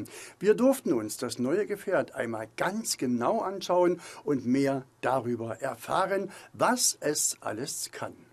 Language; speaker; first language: German; native; German